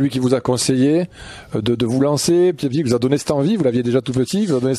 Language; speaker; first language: French; native; French